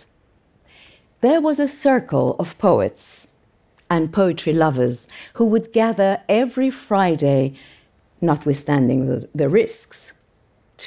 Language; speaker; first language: English; non-native, fluent; Persian